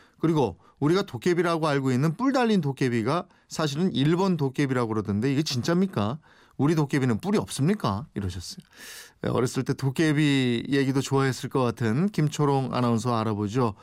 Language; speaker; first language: Korean; native; Korean